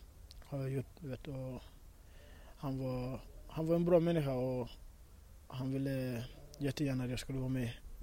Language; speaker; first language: Swedish; early bilingual, other home language; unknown